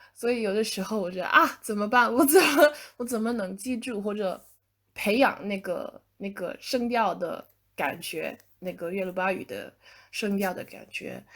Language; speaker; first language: Chinese; non-native, fluent; English